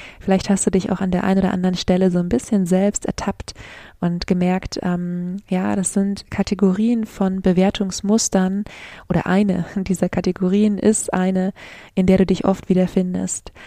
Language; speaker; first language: German; native; German